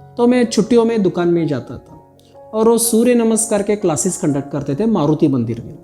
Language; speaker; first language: Hindi; non-native, local second language; Marathi